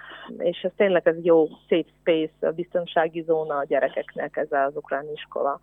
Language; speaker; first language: Hungarian; non-native, fluent; Ukrainian